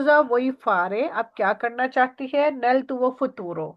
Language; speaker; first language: Italian; non-native, learner; Urdu